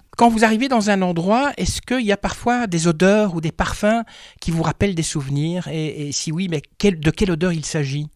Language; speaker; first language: French; native; French